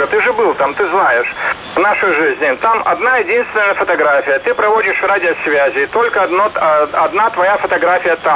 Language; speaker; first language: Russian; native; Russian